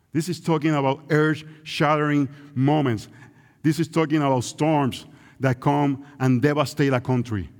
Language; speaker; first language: English; non-native, local second language; Spanish